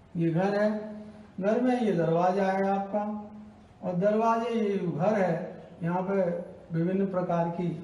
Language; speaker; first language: Hindi; native; Hindi